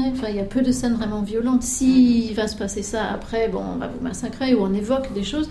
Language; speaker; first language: French; native; French